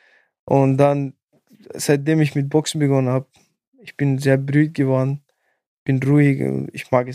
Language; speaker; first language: German; non-native, fluent; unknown